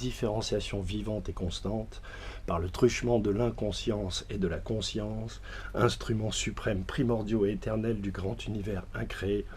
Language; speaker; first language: French; native; French